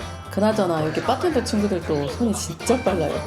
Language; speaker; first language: Korean; native; Korean